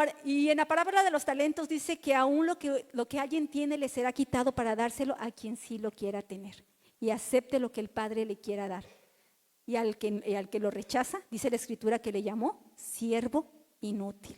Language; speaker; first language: Spanish; native; Spanish